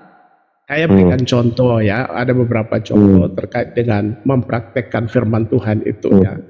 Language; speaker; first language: Indonesian; native; Indonesian